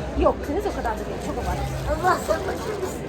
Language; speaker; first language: Turkish; native; Turkish